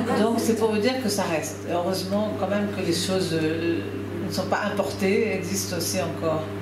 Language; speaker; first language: French; native; French